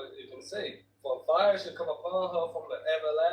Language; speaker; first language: English; native; English